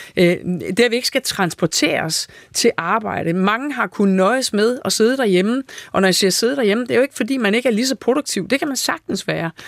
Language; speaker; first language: Danish; native; Danish